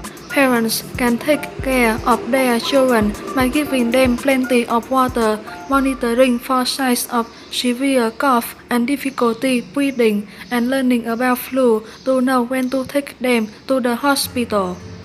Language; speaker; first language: English; non-native, fluent; Vietnamese